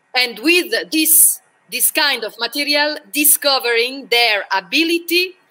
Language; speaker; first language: English; non-native, learner; French